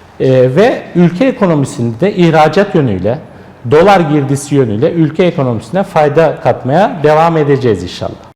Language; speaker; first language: Turkish; native; Turkish